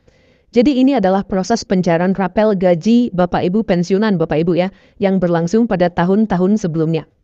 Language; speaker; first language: Indonesian; native; Indonesian